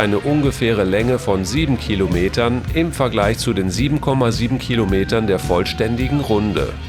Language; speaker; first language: German; native; German